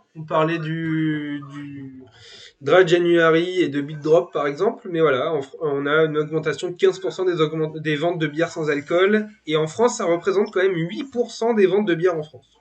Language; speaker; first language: French; native; French